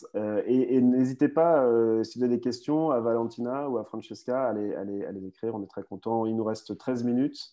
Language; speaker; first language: French; native; French